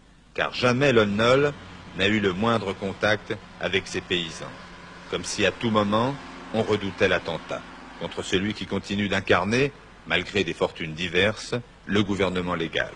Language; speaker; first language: French; native; French